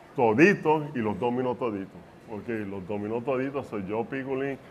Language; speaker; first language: Spanish; early bilingual, heritage; Spanish